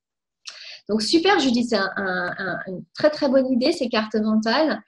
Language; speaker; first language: French; native; French